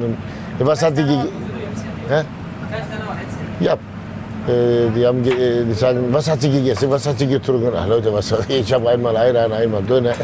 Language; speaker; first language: German; non-native, local second language; Turkish